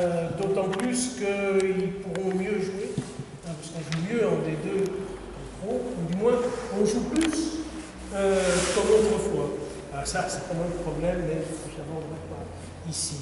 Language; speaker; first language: French; native; French